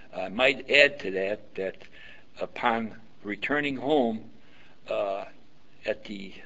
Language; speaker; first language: English; early bilingual, other home language; Yiddish